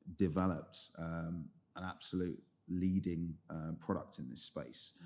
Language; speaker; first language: English; native; English